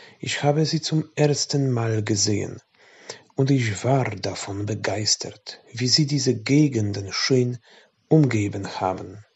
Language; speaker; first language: German; non-native, fluent; Polish